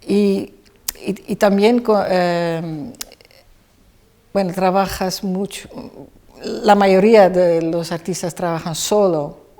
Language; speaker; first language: Spanish; non-native, fluent; Dutch